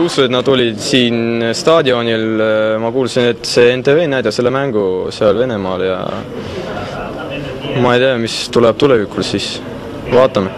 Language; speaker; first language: Estonian; non-native, local second language; Russian